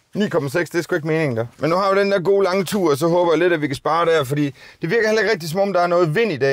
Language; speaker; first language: Danish; native; Danish